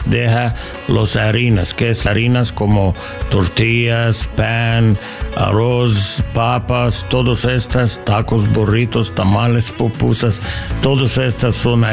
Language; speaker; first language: Spanish; non-native, learner; English